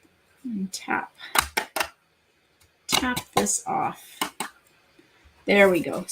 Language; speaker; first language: English; native; English